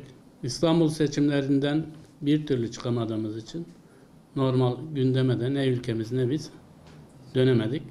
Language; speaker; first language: Turkish; native; Turkish